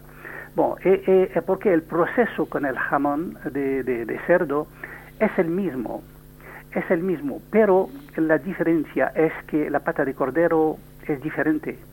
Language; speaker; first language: Spanish; non-native, learner; French